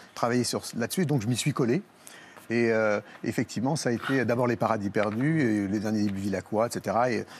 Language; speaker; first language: French; native; French